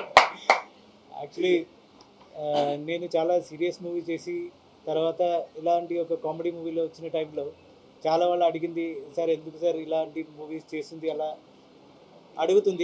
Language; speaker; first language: Telugu; non-native, fluent; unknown